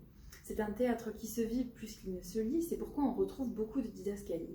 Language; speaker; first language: French; native; French